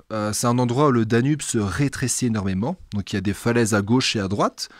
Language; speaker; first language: French; native; French